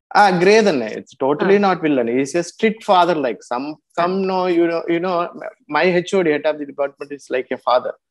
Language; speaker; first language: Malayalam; non-native, learner; Tamil